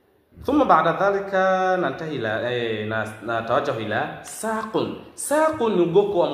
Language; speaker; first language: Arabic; non-native, fluent; Swahili